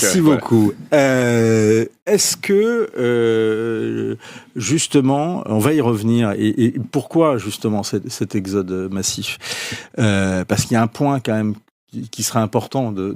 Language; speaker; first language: French; native; French